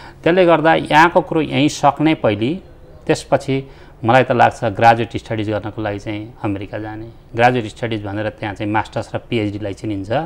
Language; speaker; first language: Nepali; native; Nepali